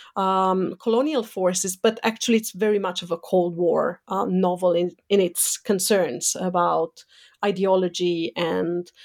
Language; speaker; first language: English; non-native, fluent; Romanian